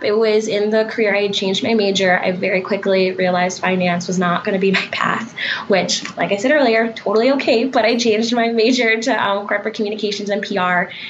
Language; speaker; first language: English; native; English